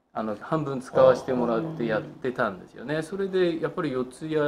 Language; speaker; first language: Japanese; native; Japanese